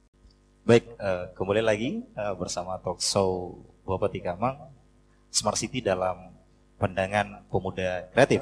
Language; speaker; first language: Indonesian; native; Indonesian